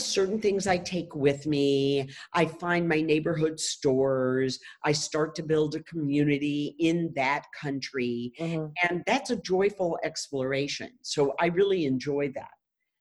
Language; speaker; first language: English; native; English